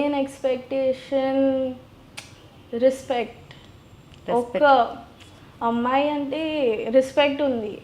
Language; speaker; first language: Telugu; non-native, learner; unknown